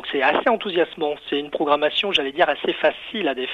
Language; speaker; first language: French; native; French